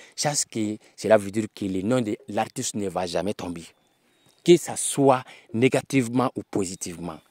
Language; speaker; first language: French; non-native, local second language; Bambara